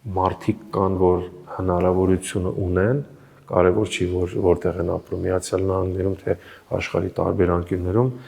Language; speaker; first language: Armenian; early bilingual, heritage; Armenian